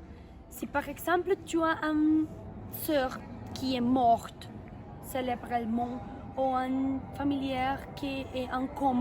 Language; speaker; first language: French; non-native, learner; Spanish